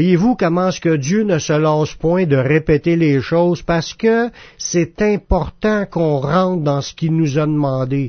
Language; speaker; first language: French; native; French